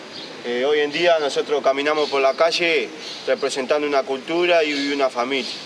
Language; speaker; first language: Spanish; native; Spanish